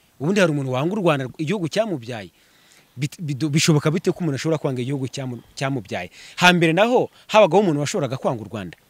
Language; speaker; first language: Kinyarwanda; native; Kinyarwanda